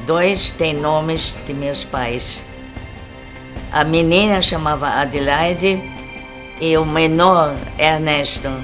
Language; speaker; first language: Portuguese; early bilingual, other home language; German